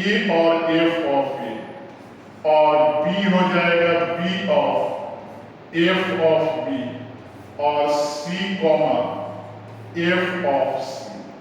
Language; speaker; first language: Hindi; native; Hindi